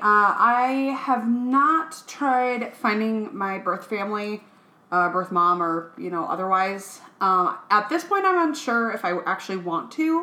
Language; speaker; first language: English; native; English